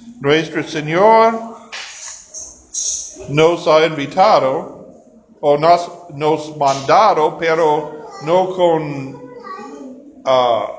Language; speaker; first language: Spanish; non-native, learner; English